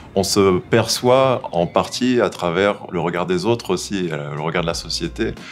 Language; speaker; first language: French; native; French